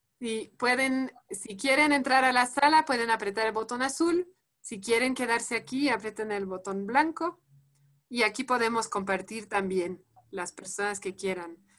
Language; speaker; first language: Spanish; non-native, fluent; French